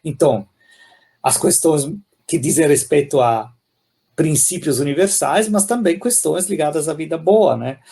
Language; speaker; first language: Portuguese; non-native, fluent; Italian